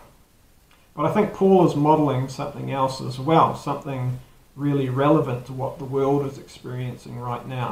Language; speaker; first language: English; native; English